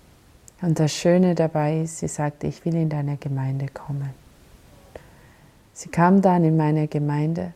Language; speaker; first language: German; non-native, fluent; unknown